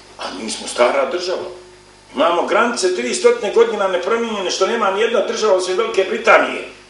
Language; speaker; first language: Croatian; native; Croatian